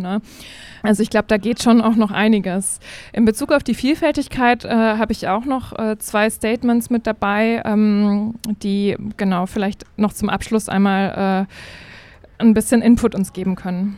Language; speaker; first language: German; native; German